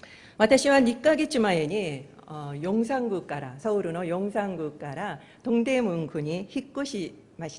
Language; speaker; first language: Japanese; non-native, fluent; Korean